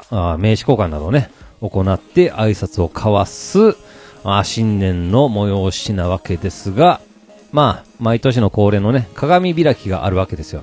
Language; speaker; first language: Japanese; native; Japanese